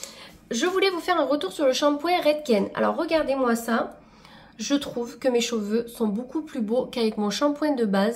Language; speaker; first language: French; native; French